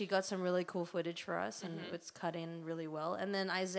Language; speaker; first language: English; native; English